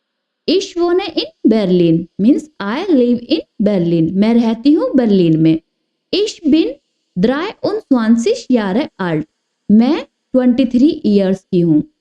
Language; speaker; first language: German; non-native, fluent; Hindi